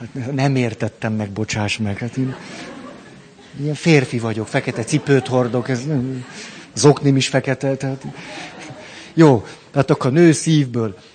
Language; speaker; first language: Hungarian; native; Hungarian